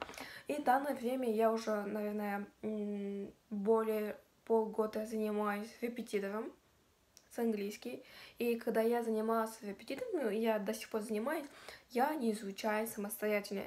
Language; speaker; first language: Russian; non-native, local second language; Kazakh